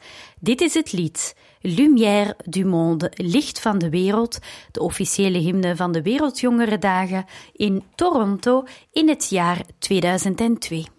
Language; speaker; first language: Dutch; native; Dutch